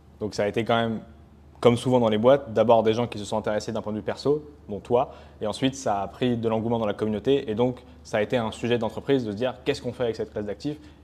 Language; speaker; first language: French; native; French